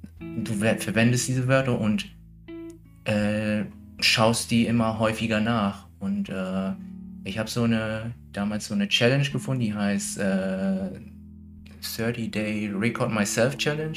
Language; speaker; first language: German; native; German